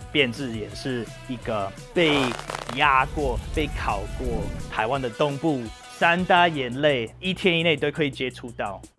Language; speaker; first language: Chinese; non-native, fluent; English